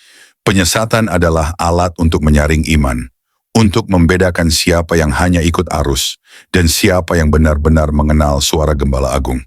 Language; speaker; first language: Indonesian; native; Indonesian